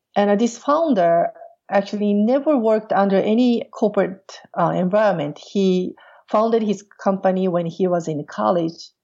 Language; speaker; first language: English; non-native, fluent; Portuguese